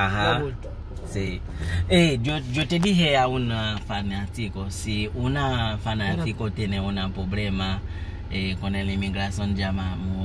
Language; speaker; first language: Spanish; non-native, learner; Haitian Creole